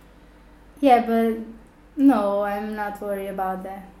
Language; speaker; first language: English; non-native, fluent; Portuguese